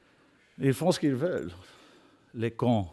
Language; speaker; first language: French; non-native, fluent; English